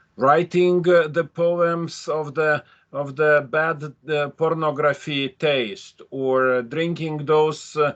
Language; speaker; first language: English; non-native, fluent; Lithuanian